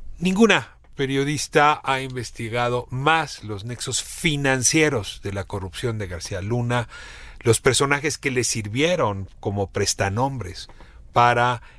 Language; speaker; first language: Spanish; native; Spanish